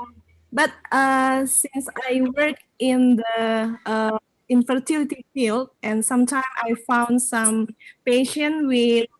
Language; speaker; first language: English; non-native, local second language; Indonesian